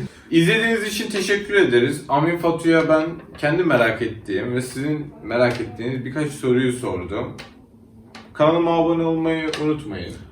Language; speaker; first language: Turkish; native; Turkish